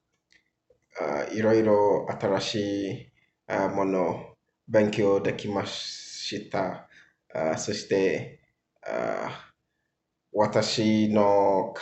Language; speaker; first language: Japanese; non-native, learner; English